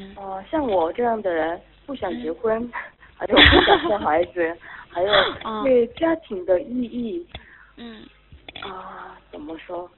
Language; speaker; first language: Chinese; non-native, fluent; Korean